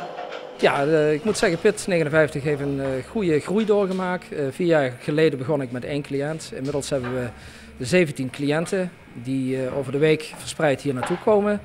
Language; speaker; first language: Dutch; native; Dutch